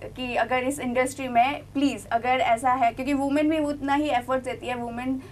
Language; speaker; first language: Hindi; non-native, local second language; Gujarati